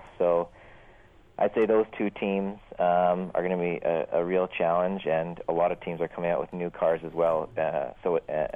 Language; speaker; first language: English; native; English